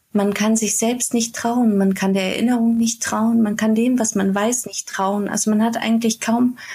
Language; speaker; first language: German; native; German